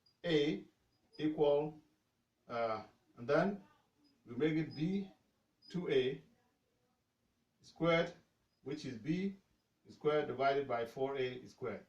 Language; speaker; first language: English; non-native, fluent; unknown